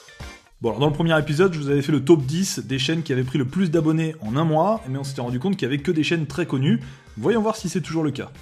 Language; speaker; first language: French; native; French